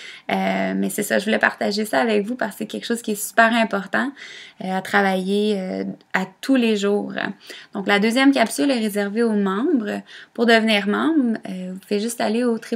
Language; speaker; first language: French; native; French